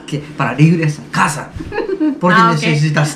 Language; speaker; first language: Spanish; non-native, learner; Japanese